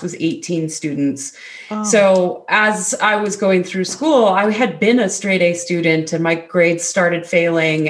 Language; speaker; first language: English; native; English